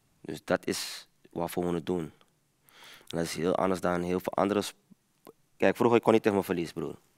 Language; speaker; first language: Dutch; early bilingual, other home language; Papiamento